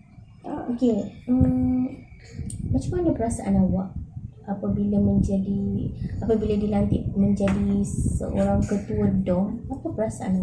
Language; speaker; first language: Malay; native; Malay